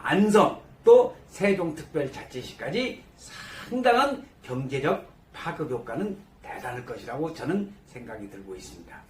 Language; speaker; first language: Korean; native; Korean